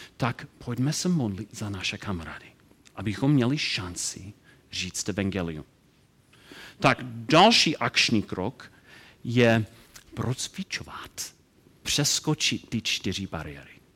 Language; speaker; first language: Czech; non-native, learner; English